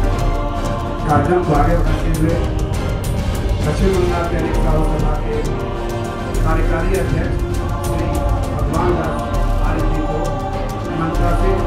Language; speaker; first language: Hindi; native; Hindi